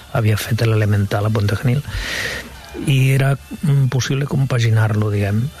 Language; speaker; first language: Catalan; non-native, local second language; Spanish